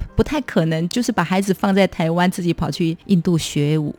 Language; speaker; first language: Chinese; native; Chinese